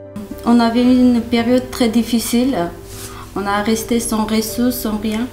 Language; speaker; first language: French; non-native, learner; Kurdish